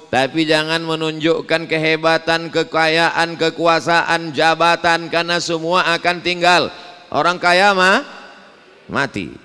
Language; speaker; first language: Malay; native; Malay